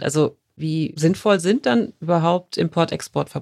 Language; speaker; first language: German; native; German